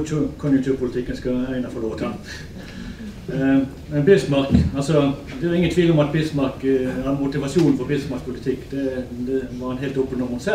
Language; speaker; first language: Norwegian; native; Norwegian